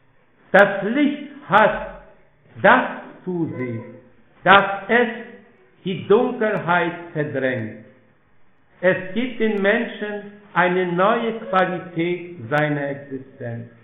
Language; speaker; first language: German; non-native, fluent; Polish